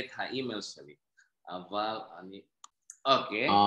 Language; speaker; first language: Hebrew; non-native, learner; Indonesian